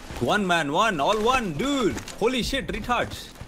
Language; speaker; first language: English; non-native, learner; French